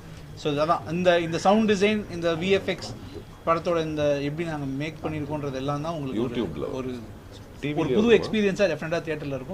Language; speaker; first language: Tamil; native; Tamil